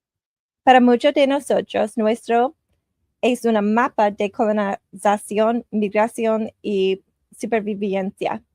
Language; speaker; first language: Spanish; non-native, learner; English